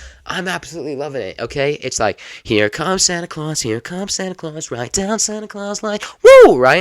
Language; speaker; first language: English; native; English